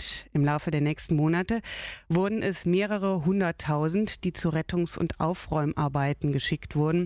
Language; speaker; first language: German; native; German